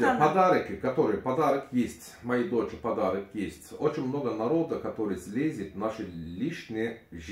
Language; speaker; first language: Russian; non-native, learner; Turkish